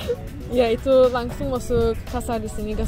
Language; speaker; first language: Indonesian; non-native, fluent; Turkish